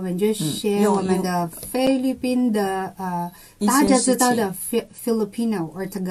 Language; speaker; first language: Chinese; non-native, local second language; Cebuano